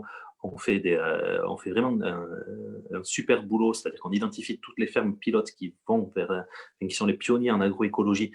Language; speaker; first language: French; native; French